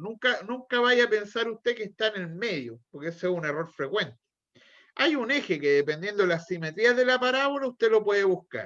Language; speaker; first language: Spanish; native; Spanish